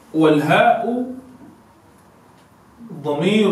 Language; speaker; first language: Arabic; non-native, local second language; Comorian